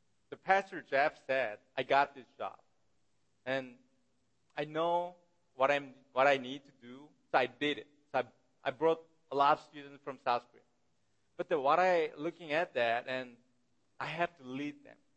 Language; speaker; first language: English; non-native, learner; Korean